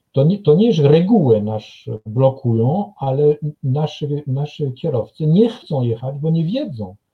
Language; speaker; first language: Polish; non-native, fluent; French